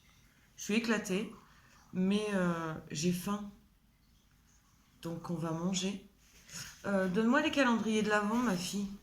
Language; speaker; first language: French; native; French